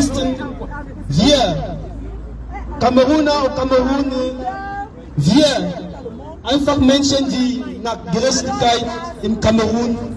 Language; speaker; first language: German; non-native, learner; French